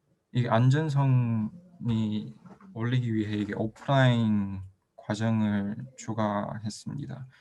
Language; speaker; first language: Korean; non-native, fluent; Chinese